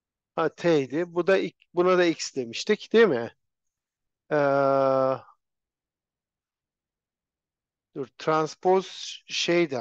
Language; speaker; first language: Turkish; native; Turkish